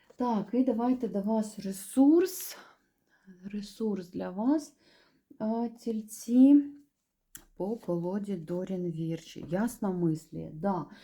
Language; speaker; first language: Ukrainian; non-native, local second language; Russian